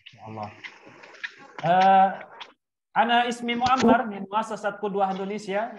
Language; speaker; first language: Arabic; non-native, fluent; Indonesian